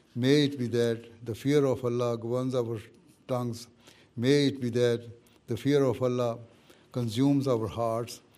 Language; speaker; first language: English; non-native, local second language; Urdu